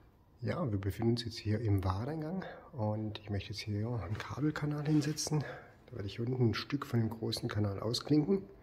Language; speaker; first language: German; native; German